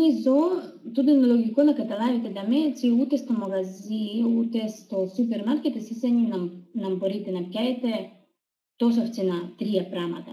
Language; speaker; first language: Greek; non-native, fluent; Russian